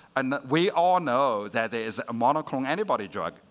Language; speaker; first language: English; non-native, fluent; Chinese